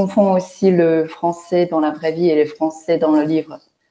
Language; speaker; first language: French; non-native, fluent; Chinese